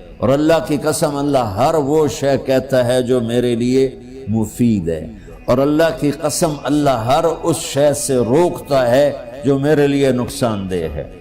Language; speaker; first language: Urdu; non-native, local second language; Punjabi